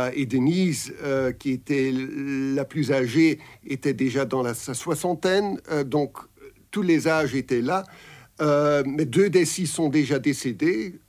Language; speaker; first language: French; non-native, local second language; Dutch